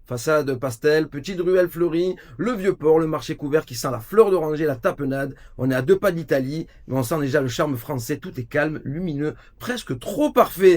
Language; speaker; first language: French; native; French